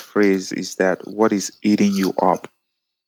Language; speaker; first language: English; non-native, local second language; Yoruba